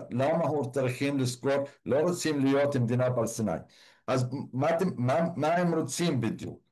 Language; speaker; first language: Hebrew; non-native, local second language; Arabic